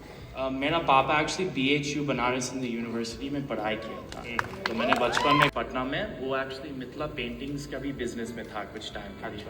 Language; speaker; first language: Hindi; early bilingual, other home language; English